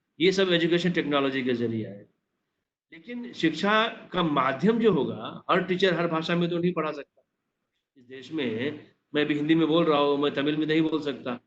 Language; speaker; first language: Hindi; non-native, local second language; Maithili